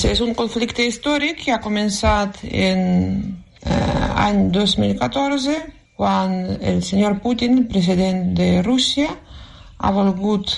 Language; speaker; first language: Catalan; non-native, fluent; Russian